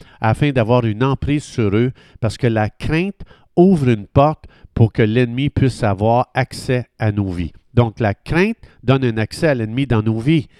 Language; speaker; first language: French; native; French